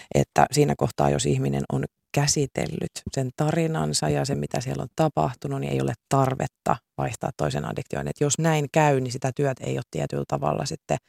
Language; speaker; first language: Finnish; native; Finnish